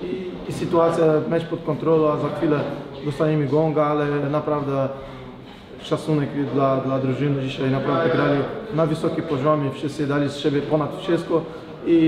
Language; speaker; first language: Polish; non-native, fluent; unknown